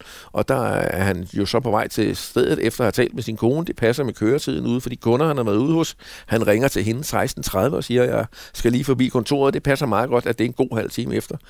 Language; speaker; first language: Danish; native; Danish